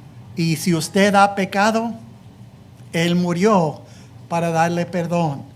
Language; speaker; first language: Spanish; non-native, fluent; English